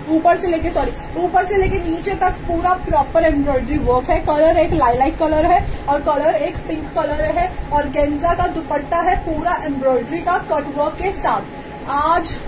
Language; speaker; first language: Hindi; native; Hindi